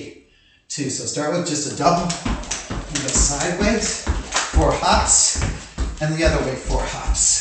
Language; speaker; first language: English; native; English